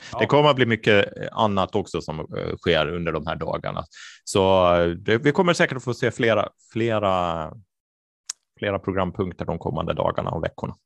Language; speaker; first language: Swedish; native; Swedish